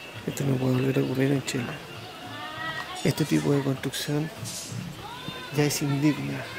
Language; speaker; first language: Spanish; native; Spanish